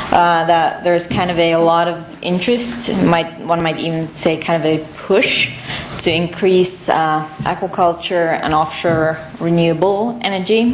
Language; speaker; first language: English; non-native, fluent; Finnish